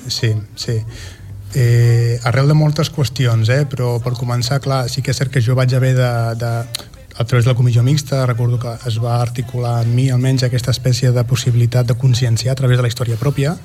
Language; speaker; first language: Catalan; native; Catalan